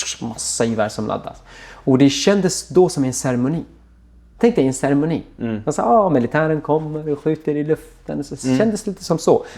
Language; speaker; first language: Swedish; non-native, fluent; Arabic